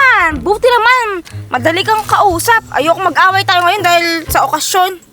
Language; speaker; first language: Filipino; native; Filipino